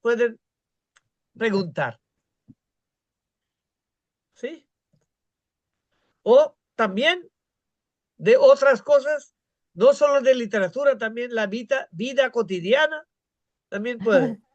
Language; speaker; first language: Spanish; non-native, fluent; Bangla